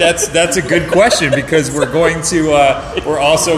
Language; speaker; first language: English; native; English